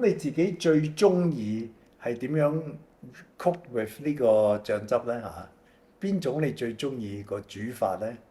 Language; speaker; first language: Cantonese; native; Cantonese